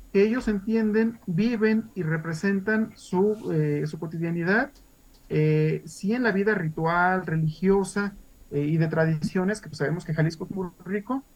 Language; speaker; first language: Spanish; native; Spanish